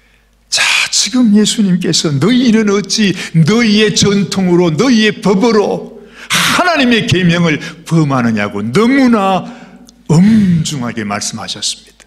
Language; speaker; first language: Korean; native; Korean